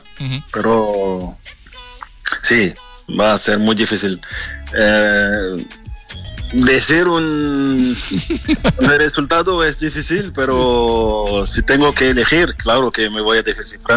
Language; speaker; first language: Spanish; non-native, fluent; French